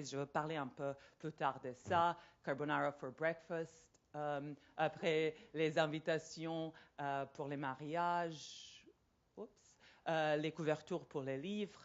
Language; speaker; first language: French; non-native, fluent; Serbian